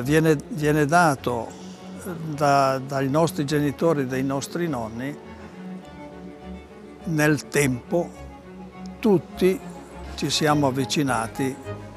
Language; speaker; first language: Italian; native; Italian